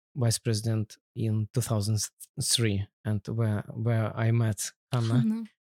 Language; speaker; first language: English; non-native, learner; Ukrainian